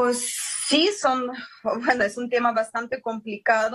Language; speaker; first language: Spanish; early bilingual, heritage; Russian